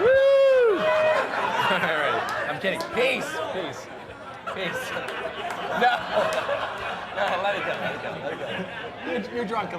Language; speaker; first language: English; native; English